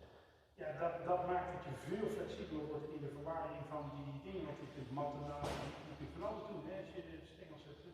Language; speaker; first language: Dutch; native; Dutch